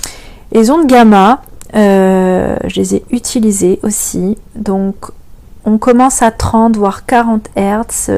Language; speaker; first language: French; native; French